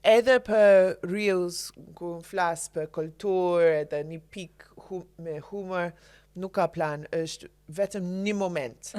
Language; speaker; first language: Albanian; non-native, learner; English